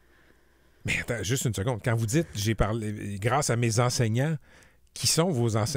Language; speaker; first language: French; native; French